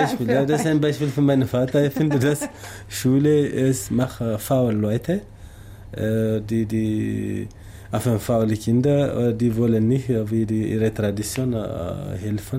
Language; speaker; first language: German; non-native, learner; Tamasheq